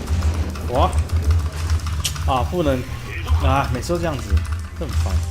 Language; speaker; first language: Chinese; native; Chinese